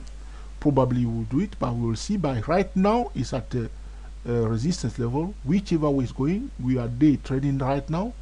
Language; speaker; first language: English; non-native, fluent; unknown